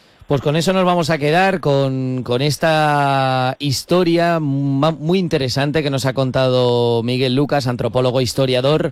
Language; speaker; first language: Spanish; native; Spanish